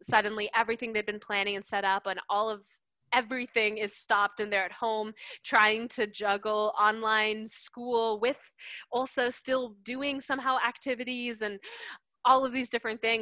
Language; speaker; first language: English; native; English